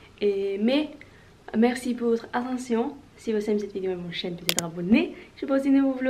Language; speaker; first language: French; non-native, learner; Norwegian